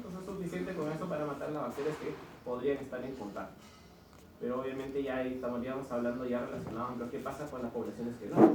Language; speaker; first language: Spanish; native; Spanish